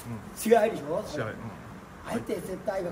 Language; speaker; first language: Japanese; non-native, learner; Thai